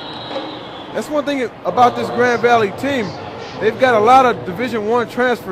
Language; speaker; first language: English; native; English